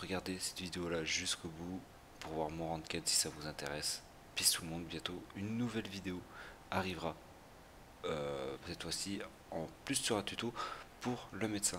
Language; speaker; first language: French; native; French